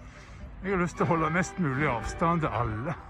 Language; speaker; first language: Norwegian; native; Norwegian